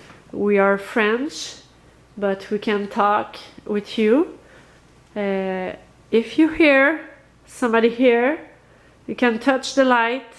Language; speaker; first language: English; non-native, learner; French